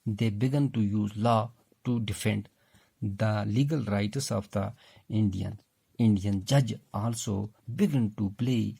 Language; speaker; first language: English; non-native, local second language; Urdu